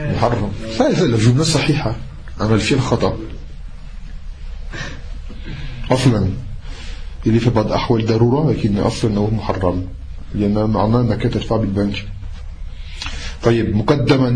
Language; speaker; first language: Arabic; non-native, fluent; French